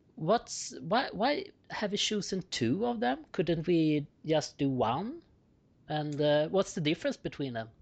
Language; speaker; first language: English; non-native, fluent; Swedish